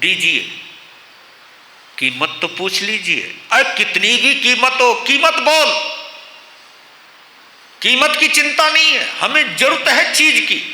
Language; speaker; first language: Hindi; native; Hindi